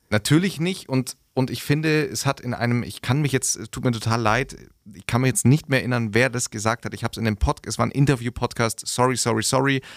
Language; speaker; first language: German; native; German